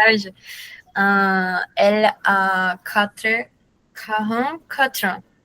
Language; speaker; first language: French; non-native, learner; Portuguese